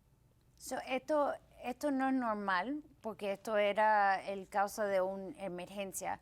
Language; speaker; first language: Spanish; early bilingual, heritage; Spanish